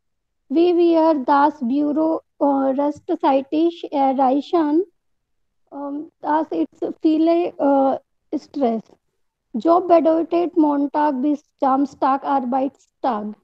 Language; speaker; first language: German; non-native, learner; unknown